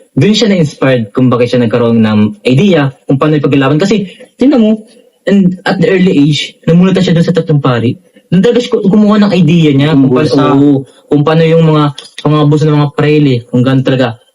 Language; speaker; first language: Filipino; non-native, local second language; Bikol